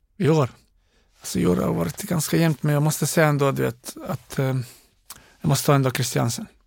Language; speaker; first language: Swedish; non-native, fluent; Bosnian